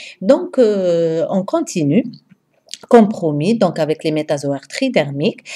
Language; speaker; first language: French; non-native, local second language; Arabic